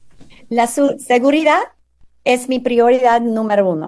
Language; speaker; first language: Spanish; non-native, fluent; English